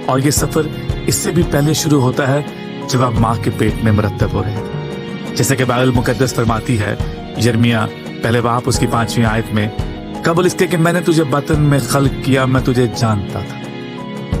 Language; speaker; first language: Urdu; native; Urdu